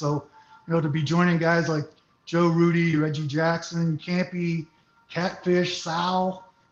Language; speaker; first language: English; native; English